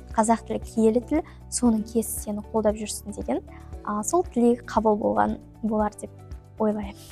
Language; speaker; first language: Kazakh; non-native, local second language; Russian